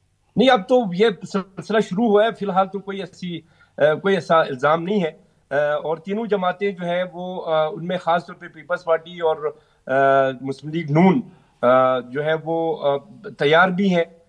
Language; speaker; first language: Hindi; non-native, local second language; Balti